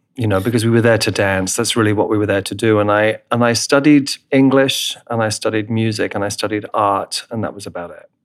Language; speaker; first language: English; native; English